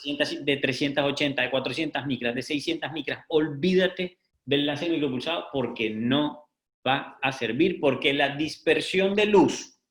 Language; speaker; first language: Spanish; native; Spanish